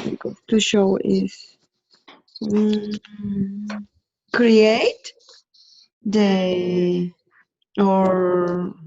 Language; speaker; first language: English; non-native, learner; Spanish